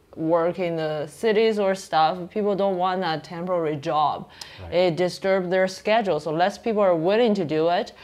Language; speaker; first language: English; non-native, fluent; Chinese